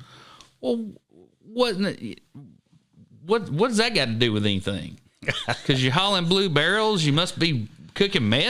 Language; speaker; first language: English; native; English